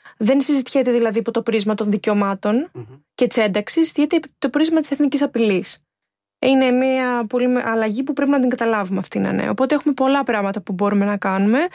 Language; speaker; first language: Greek; early bilingual, other home language; Albanian